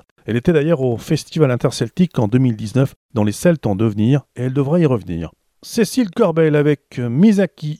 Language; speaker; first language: French; native; French